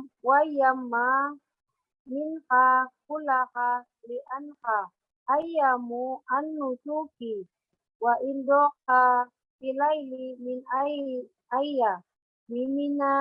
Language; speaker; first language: Arabic; non-native, learner; Indonesian